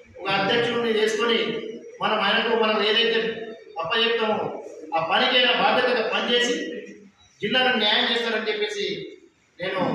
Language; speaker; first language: Telugu; non-native, local second language; Lambadi